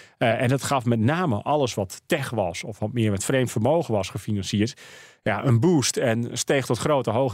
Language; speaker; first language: Dutch; native; Dutch